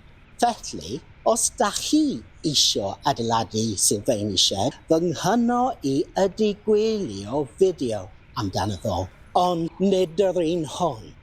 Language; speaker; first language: Welsh; non-native, learner; English